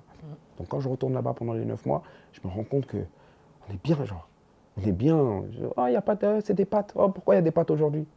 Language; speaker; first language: French; early bilingual, other home language; Dyula